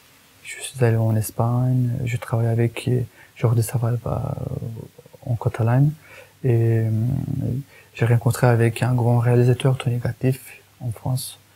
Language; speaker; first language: French; non-native, fluent; Kurdish